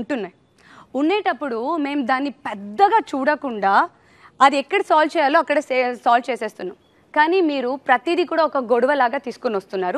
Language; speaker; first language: Telugu; native; Telugu